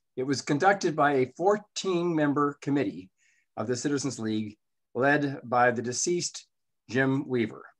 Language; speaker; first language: English; native; English